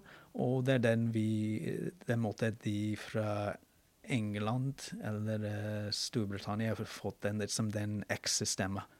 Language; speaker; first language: Norwegian; non-native, fluent; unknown